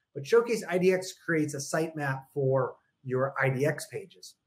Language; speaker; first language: English; native; English